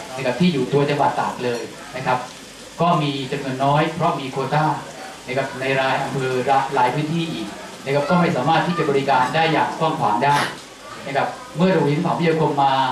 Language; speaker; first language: Thai; native; Thai